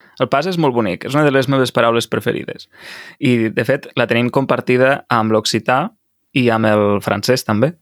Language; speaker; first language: Catalan; native; Catalan